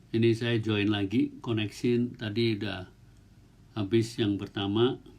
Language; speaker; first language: Indonesian; native; Indonesian